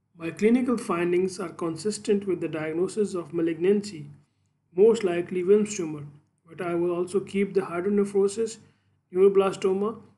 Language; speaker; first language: English; non-native, local second language; Urdu